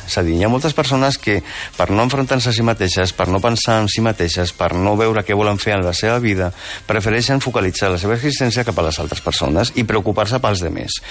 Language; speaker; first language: Catalan; non-native, local second language; Spanish